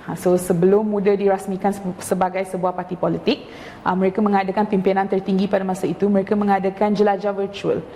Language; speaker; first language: Malay; non-native, local second language; Tamil